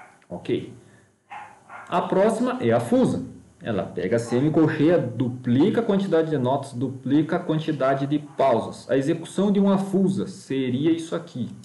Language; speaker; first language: Portuguese; native; Portuguese